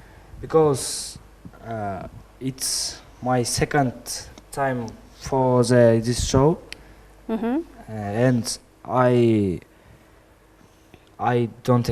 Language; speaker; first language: English; non-native, learner; Kyrgyz